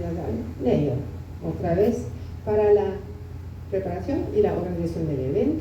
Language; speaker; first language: Spanish; non-native, fluent; German